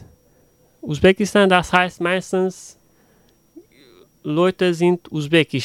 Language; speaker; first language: German; non-native, learner; Uzbek